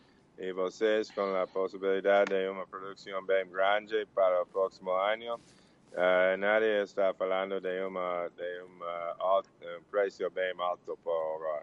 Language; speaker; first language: Portuguese; non-native, learner; English